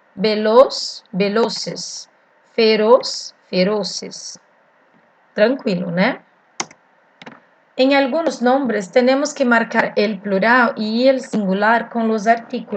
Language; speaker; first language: Spanish; non-native, fluent; Portuguese